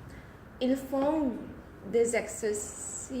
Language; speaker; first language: French; non-native, learner; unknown